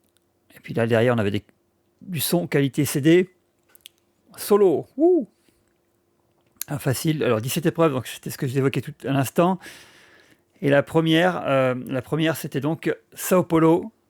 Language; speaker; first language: French; native; French